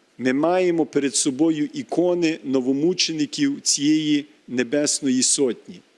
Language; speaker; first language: Ukrainian; early bilingual, heritage; Ukrainian